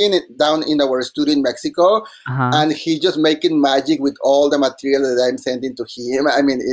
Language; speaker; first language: English; non-native, fluent; Spanish